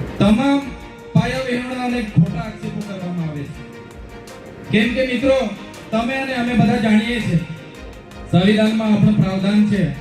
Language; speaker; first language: Gujarati; non-native, local second language; Vasavi